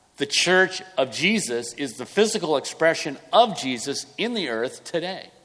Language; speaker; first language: English; native; English